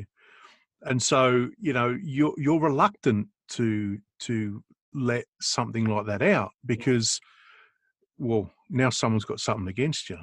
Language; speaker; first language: English; native; English